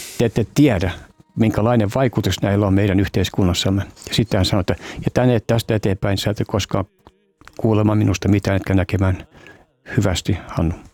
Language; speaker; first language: Finnish; native; Finnish